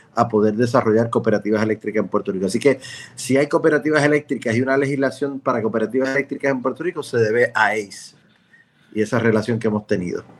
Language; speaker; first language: Spanish; native; Spanish